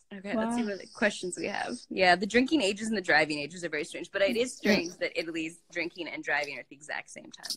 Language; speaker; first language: English; native; English